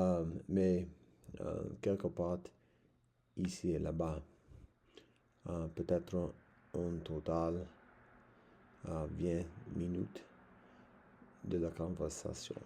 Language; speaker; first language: French; non-native, learner; English